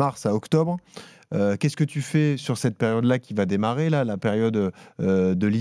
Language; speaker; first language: French; native; French